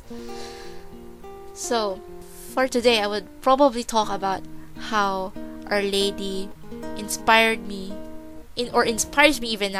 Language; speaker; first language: English; non-native, local second language; Filipino